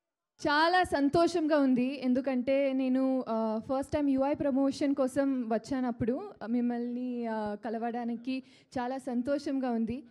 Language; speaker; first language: Telugu; non-native, learner; Kannada